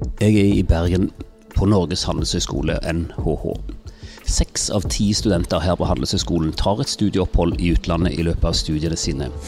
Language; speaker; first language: Norwegian; native; Norwegian